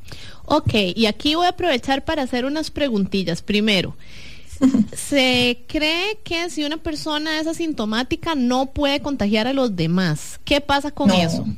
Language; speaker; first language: Spanish; native; Spanish